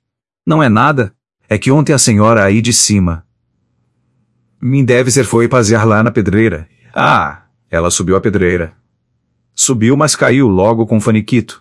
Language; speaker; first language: Portuguese; native; Portuguese